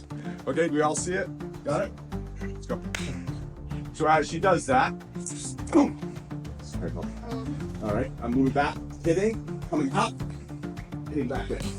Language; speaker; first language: English; native; English